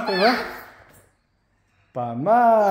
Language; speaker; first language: French; native; French